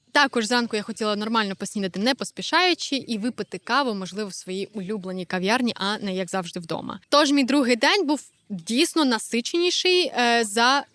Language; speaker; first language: Ukrainian; native; Ukrainian